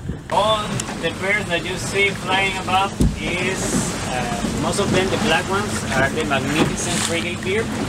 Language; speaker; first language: English; non-native, fluent; Spanish